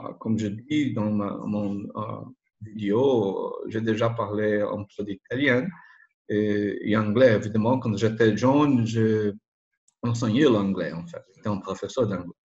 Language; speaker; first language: French; non-native, learner; Portuguese